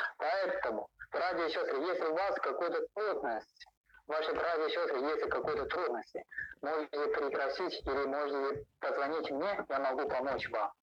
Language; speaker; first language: Russian; non-native, learner; Chinese